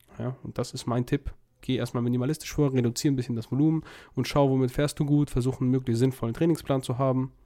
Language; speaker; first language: German; early bilingual, other home language; Russian